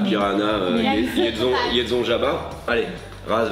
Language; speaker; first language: Polish; non-native, learner; French